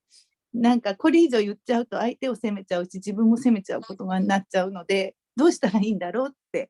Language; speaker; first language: Japanese; native; Japanese